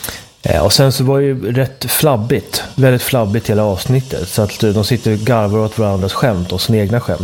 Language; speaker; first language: Swedish; native; Swedish